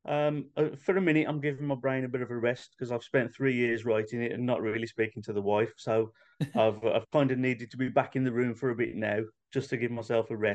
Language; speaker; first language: English; native; English